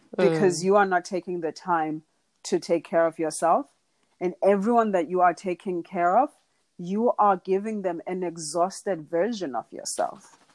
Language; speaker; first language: English; non-native, local second language; Xhosa